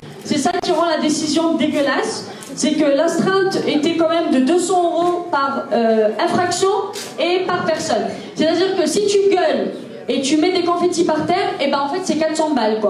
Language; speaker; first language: French; native; French